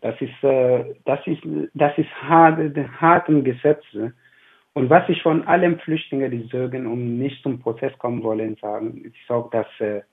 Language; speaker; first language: German; non-native, fluent; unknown